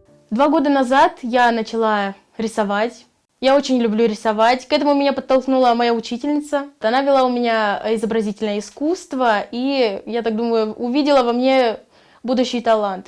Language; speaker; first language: Russian; native; Russian